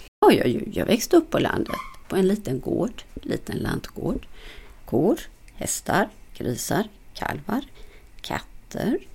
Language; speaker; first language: Swedish; native; Swedish